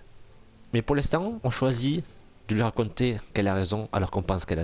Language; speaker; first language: French; native; French